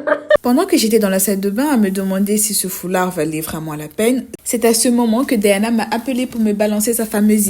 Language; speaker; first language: French; native; French